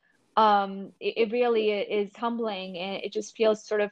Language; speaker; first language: English; non-native, local second language; Gujarati